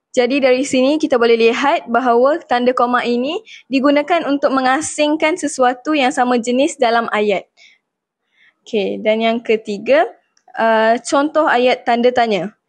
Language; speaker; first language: Malay; native; Malay